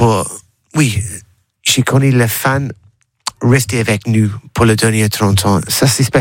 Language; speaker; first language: French; non-native, learner; English